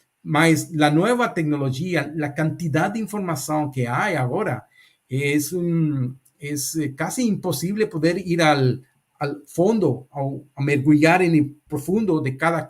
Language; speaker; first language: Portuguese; non-native, learner; Spanish